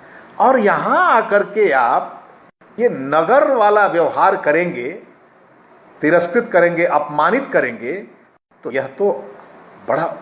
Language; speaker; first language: Hindi; native; Hindi